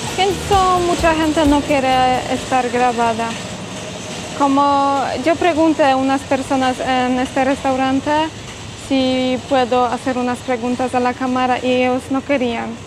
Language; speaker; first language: Spanish; non-native, fluent; Polish